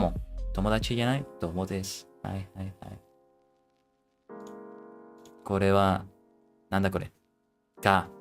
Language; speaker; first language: Japanese; non-native, learner; English